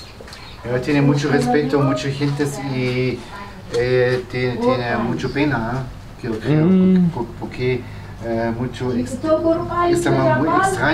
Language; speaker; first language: Spanish; non-native, learner; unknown